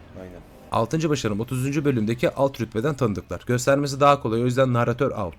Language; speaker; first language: Turkish; native; Turkish